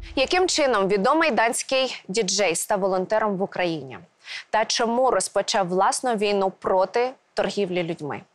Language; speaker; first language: Ukrainian; native; Ukrainian